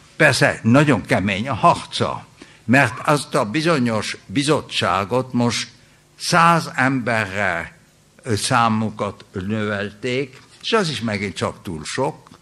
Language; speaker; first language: Hungarian; early bilingual, heritage; German